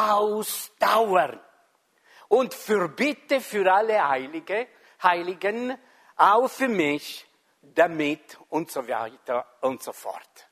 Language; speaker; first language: German; non-native, fluent; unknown